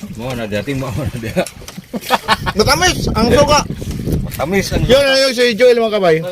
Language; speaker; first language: Filipino; non-native, local second language; Cebuano